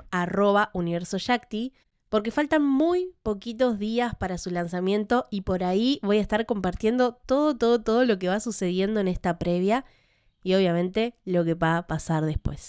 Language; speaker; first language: Spanish; native; Spanish